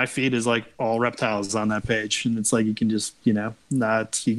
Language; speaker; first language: English; native; English